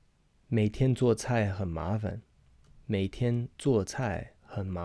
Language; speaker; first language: Chinese; non-native, fluent; English